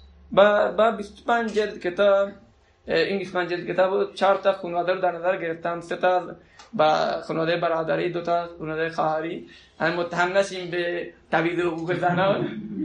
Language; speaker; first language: Persian; non-native, local second language; Baluchi